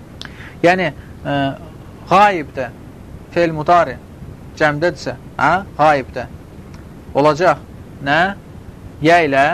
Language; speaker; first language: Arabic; non-native, fluent; Azerbaijani